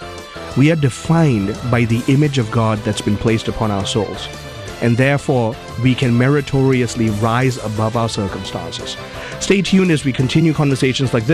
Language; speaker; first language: English; non-native, local second language; Tamil